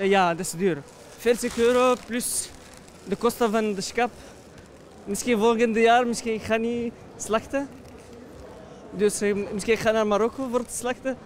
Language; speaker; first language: Dutch; non-native, fluent; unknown